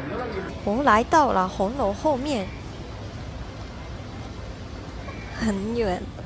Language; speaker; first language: Chinese; non-native, learner; Japanese